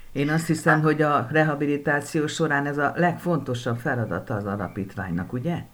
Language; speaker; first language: Hungarian; native; Hungarian